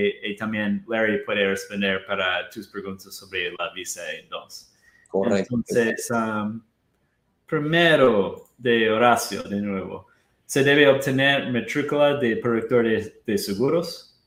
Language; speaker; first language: Spanish; non-native, fluent; Portuguese